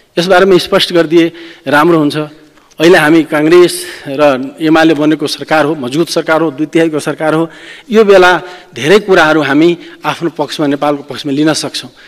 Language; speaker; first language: Nepali; non-native, local second language; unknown